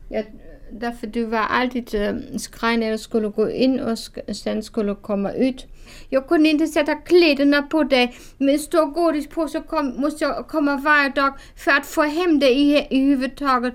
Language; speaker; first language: Swedish; non-native, fluent; German